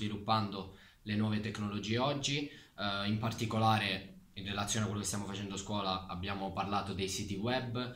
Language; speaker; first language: Italian; native; Italian